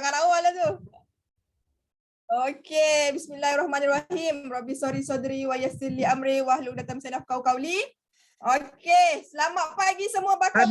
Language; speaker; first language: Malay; native; Malay